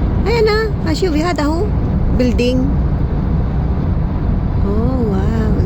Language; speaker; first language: Arabic; non-native, learner; Filipino